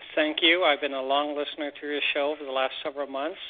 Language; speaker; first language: English; native; English